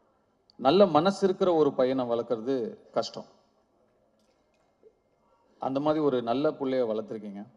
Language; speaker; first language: Tamil; native; Tamil